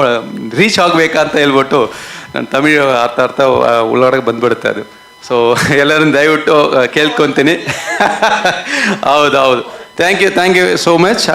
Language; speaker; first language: Kannada; non-native, learner; Tamil